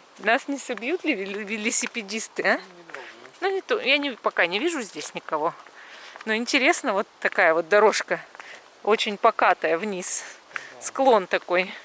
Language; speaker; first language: Russian; native; Russian